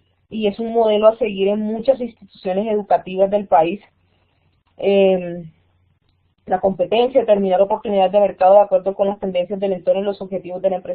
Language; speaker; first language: Spanish; native; Spanish